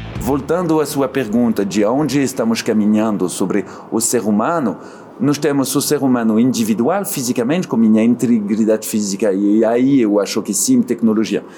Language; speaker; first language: Portuguese; non-native, fluent; French